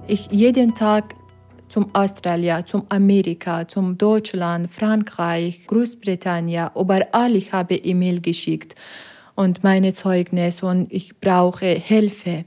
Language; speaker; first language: German; non-native, learner; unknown